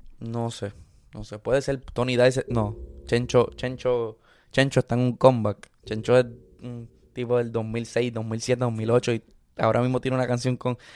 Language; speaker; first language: Spanish; early bilingual, other home language; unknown